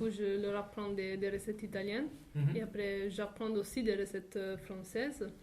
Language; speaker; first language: French; non-native, fluent; Italian